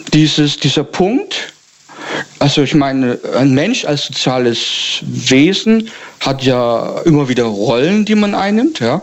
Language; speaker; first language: German; native; German